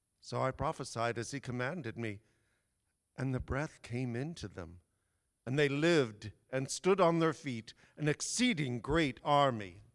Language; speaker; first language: English; native; English